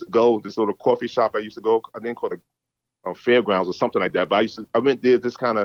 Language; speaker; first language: English; native; English